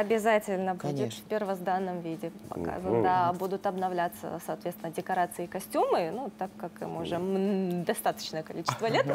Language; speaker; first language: Russian; native; Russian